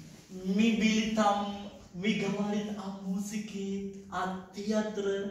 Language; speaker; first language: Russian; non-native, learner; Sinhala